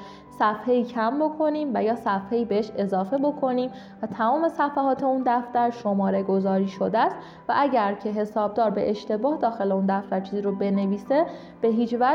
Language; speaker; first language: Persian; native; Persian